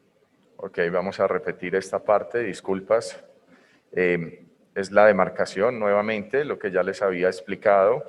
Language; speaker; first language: Spanish; native; Spanish